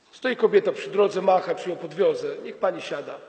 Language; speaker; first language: Polish; native; Polish